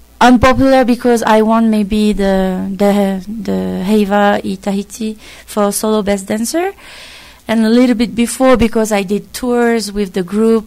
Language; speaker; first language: English; non-native, fluent; French